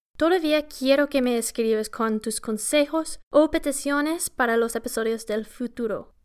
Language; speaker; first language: Spanish; non-native, learner; English